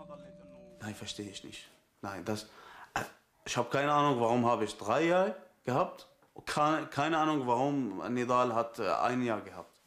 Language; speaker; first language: German; non-native, learner; Arabic